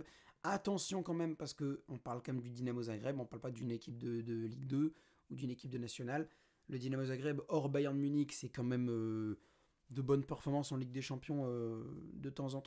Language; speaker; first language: French; native; French